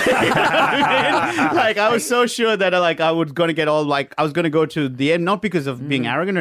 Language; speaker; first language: English; non-native, local second language; Sinhala